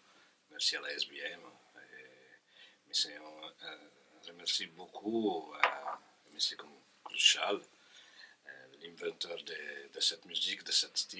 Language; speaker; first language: French; non-native, fluent; Italian